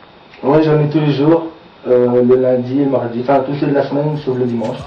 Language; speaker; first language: French; native; French